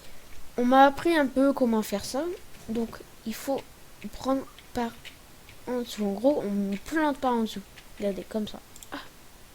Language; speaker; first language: French; native; French